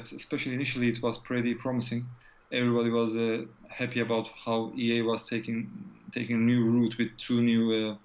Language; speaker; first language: English; non-native, fluent; Turkish